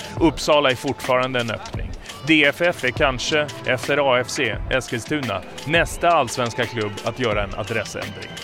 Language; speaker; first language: Swedish; native; Swedish